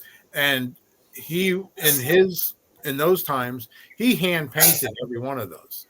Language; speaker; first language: English; native; English